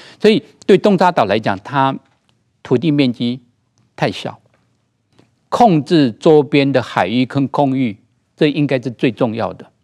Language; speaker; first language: Chinese; native; Chinese